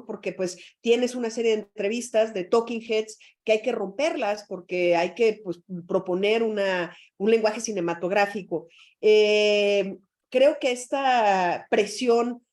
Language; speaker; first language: Spanish; native; Spanish